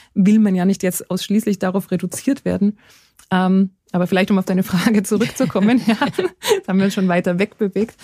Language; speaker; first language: German; native; German